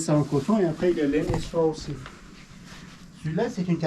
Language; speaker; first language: French; non-native, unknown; Persian